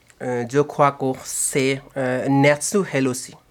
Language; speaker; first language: French; non-native, learner; Bangla